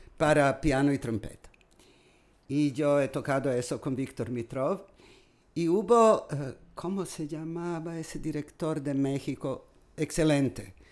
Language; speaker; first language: Spanish; non-native, fluent; Serbian